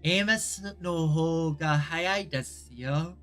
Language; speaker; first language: Japanese; non-native, learner; English